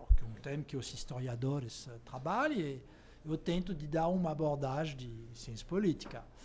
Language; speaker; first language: Portuguese; non-native, fluent; French